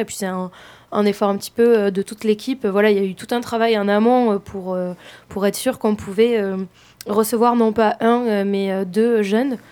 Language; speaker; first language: French; native; French